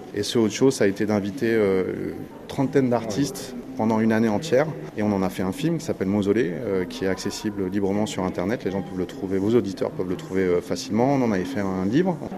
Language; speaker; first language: French; native; French